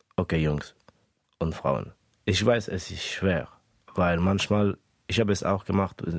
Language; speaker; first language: German; early bilingual, other home language; Estonian